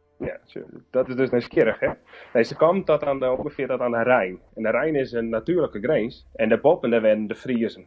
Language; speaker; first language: Dutch; non-native, local second language; Western Frisian